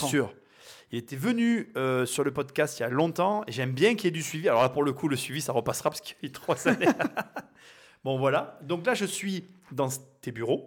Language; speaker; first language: French; native; French